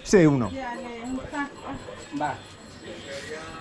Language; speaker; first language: Spanish; non-native, learner; English